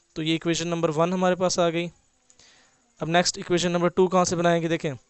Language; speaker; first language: Urdu; native; Urdu